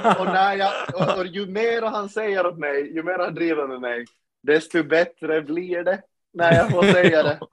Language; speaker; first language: Swedish; native; Swedish